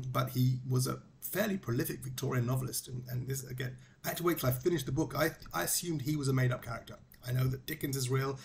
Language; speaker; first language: English; native; English